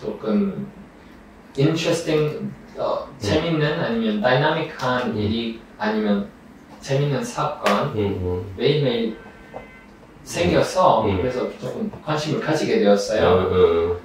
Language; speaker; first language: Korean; non-native, fluent; English